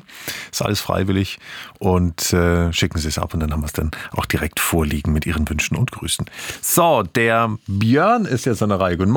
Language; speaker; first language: German; native; German